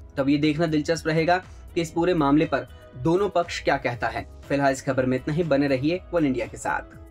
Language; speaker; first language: Hindi; native; Hindi